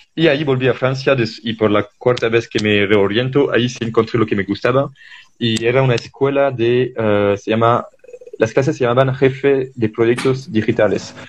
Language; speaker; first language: Spanish; non-native, fluent; French